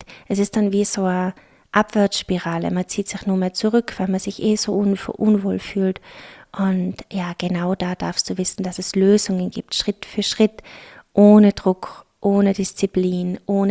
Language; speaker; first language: German; native; German